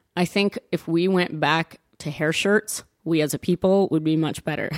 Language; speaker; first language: English; early bilingual, other home language; Italian